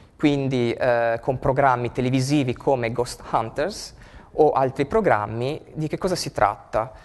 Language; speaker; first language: Italian; native; Italian